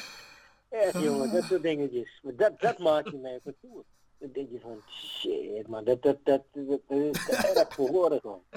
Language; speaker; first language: Dutch; native; Dutch